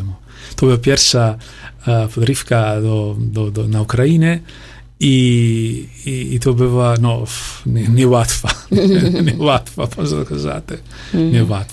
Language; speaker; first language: Polish; non-native, learner; Italian